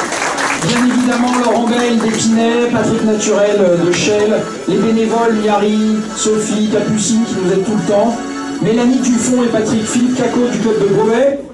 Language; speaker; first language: French; native; French